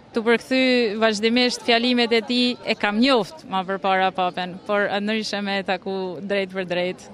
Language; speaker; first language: Albanian; native; Albanian